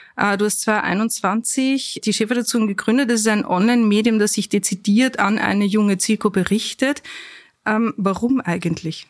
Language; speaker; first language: German; native; German